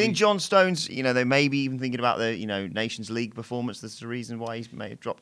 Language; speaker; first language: English; native; English